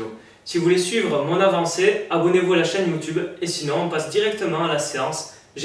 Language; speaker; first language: French; native; French